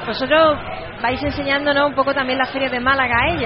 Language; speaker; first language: Spanish; native; Spanish